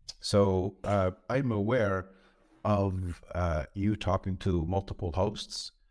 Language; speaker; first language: English; non-native, fluent; Dutch